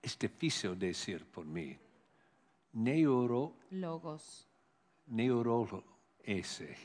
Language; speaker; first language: Spanish; non-native, learner; English